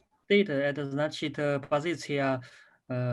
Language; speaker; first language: Russian; non-native, learner; Chinese